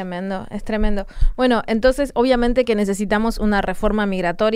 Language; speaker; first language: Spanish; native; Spanish